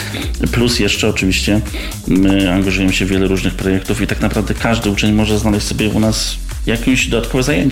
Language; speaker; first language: Polish; native; Polish